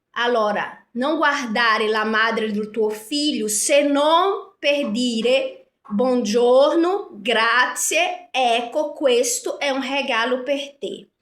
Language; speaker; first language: Italian; non-native, fluent; Portuguese